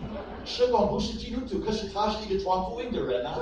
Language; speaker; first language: Chinese; non-native, fluent; English